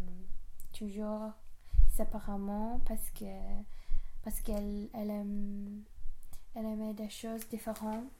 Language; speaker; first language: French; non-native, learner; English